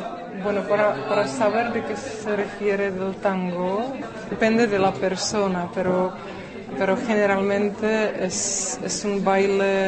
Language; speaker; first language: Spanish; non-native, fluent; Czech